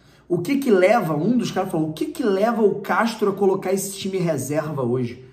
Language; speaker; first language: Portuguese; native; Portuguese